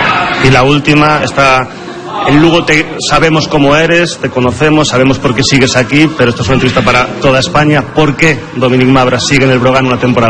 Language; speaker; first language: Spanish; native; Spanish